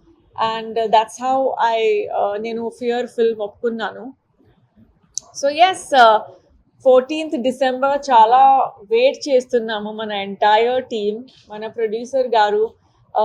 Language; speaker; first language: Telugu; non-native, local second language; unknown